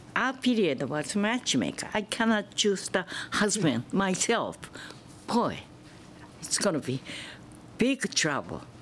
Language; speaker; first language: English; non-native, learner; Japanese